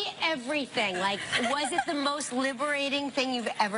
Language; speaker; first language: English; native; English